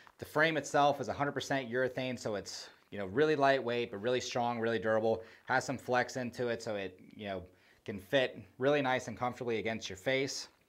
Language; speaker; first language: English; native; English